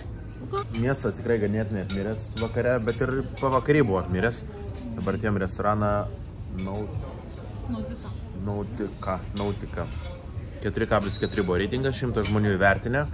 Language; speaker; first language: Lithuanian; native; Lithuanian